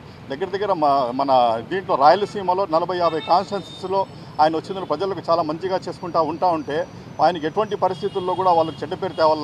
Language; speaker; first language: Telugu; native; Telugu